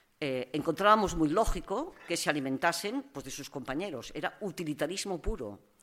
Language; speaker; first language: Spanish; non-native, local second language; Catalan